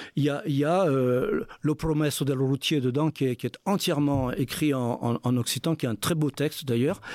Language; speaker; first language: French; native; French